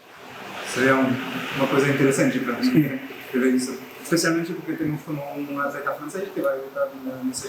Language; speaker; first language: Portuguese; non-native, learner; French